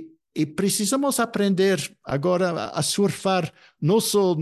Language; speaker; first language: Portuguese; non-native, fluent; English